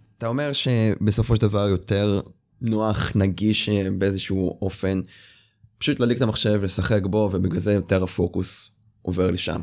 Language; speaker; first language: Hebrew; native; Hebrew